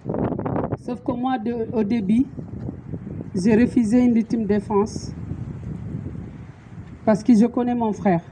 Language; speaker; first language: French; non-native, local second language; Wolof